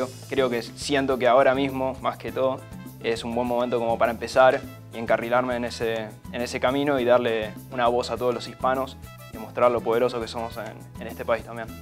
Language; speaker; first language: Spanish; native; Spanish